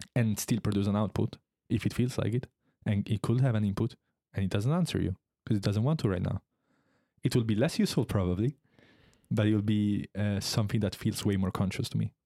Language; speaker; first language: English; non-native, fluent; Italian